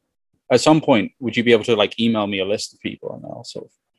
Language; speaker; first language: English; native; English